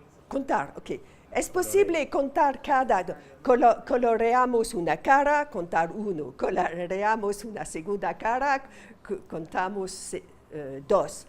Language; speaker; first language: Spanish; non-native, fluent; French